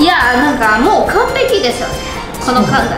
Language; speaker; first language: Japanese; non-native, learner; Chinese